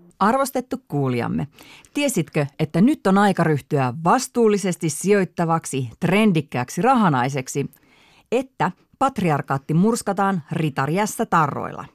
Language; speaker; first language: Finnish; native; Finnish